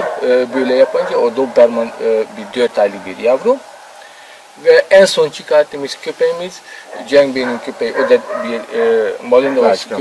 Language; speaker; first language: Turkish; non-native, fluent; Hungarian